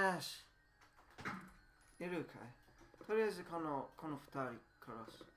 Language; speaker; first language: Japanese; non-native, learner; English